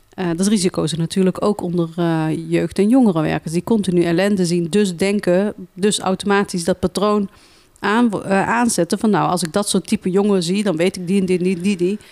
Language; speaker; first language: Dutch; early bilingual, other home language; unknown